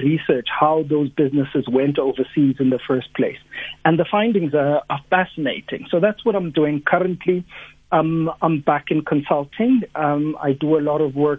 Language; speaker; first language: English; non-native, local second language; Xhosa